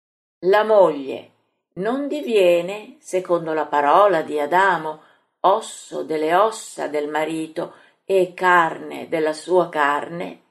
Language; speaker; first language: Italian; native; Italian